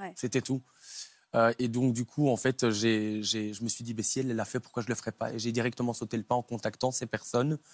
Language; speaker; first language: French; native; French